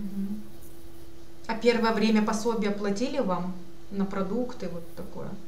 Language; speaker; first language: Russian; native; Russian